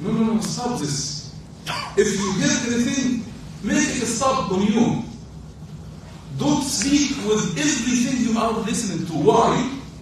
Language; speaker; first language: English; non-native, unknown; Arabic